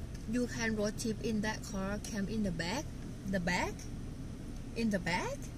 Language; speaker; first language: English; non-native, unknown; Thai